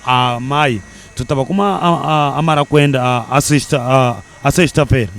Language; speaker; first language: Portuguese; non-native, learner; Kinyarwanda